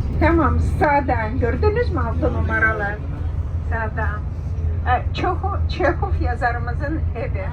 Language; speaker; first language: Turkish; non-native, fluent; Russian